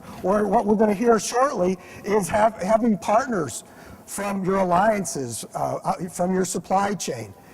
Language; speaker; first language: English; native; English